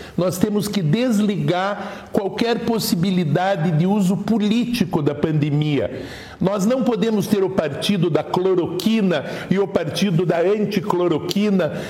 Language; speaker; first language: Portuguese; native; Portuguese